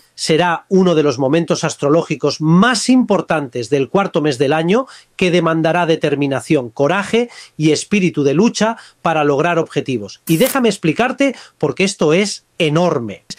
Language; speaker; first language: Spanish; native; Spanish